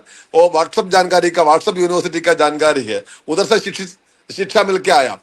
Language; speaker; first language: Hindi; non-native, local second language; Malayalam